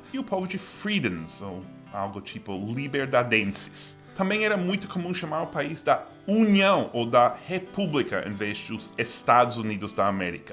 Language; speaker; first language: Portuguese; non-native, fluent; English